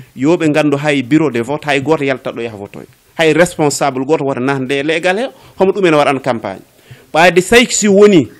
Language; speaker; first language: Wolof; non-native, local second language; Fula